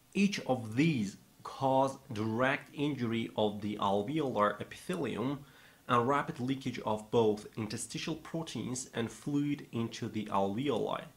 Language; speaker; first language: English; non-native, fluent; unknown